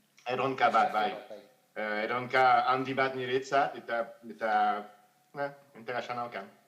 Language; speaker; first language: Basque; non-native, fluent; French